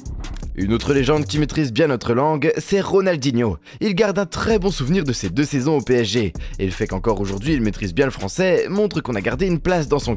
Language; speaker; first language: French; native; French